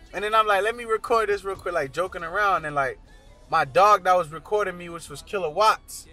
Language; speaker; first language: English; early bilingual, other home language; Haitian Creole